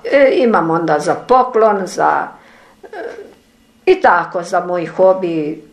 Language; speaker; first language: Serbian; non-native, local second language; Ukrainian